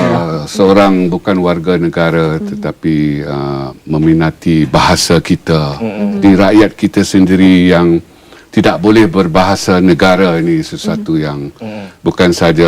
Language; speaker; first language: Malay; native; Malay